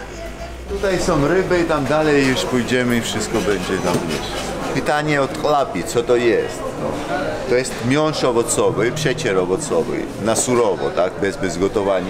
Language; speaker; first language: Polish; non-native, fluent; Georgian